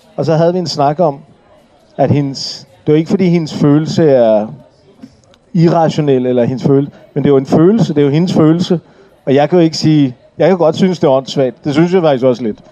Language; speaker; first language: Danish; early bilingual, other home language; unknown